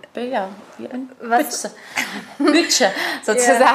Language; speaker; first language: German; non-native, fluent; Arabic